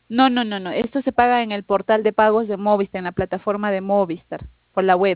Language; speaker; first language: Spanish; native; Spanish